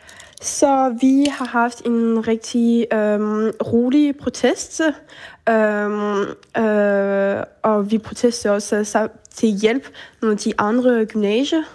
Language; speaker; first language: Danish; early bilingual, heritage; French